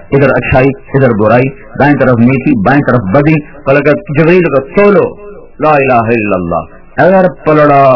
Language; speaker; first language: Urdu; non-native, local second language; Punjabi